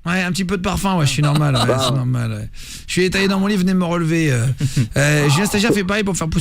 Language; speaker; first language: French; native; French